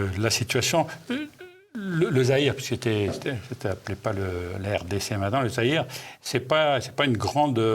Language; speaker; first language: French; native; French